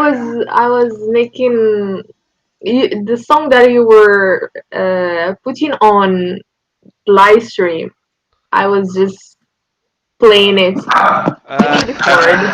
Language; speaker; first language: English; non-native, learner; Arabic